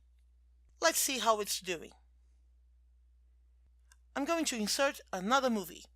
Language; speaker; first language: English; non-native, fluent; Portuguese